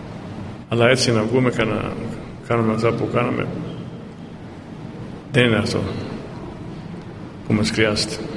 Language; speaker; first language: Greek; non-native, fluent; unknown